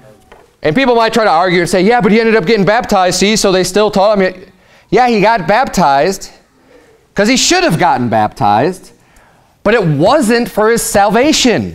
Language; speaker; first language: English; native; English